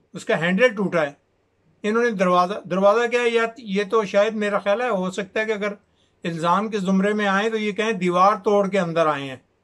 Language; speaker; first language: Urdu; native; Urdu